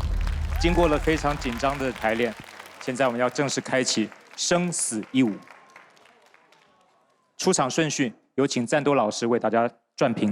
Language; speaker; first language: Chinese; native; Chinese